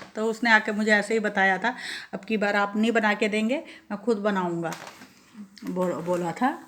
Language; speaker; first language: Hindi; non-native, local second language; Kannada